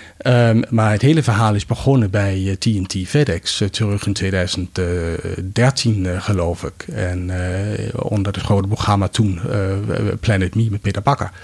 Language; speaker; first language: Dutch; non-native, fluent; Danish